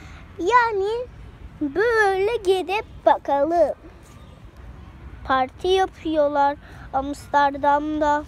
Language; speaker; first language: Turkish; early bilingual, heritage; Turkish